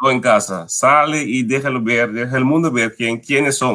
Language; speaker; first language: Spanish; non-native, fluent; Papiamento